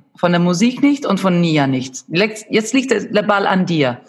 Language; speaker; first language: German; non-native, fluent; Swedish